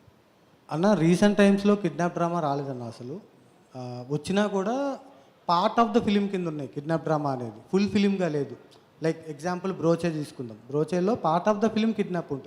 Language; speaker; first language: Telugu; native; Telugu